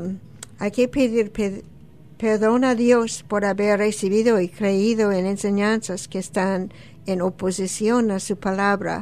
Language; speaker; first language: Spanish; non-native, fluent; English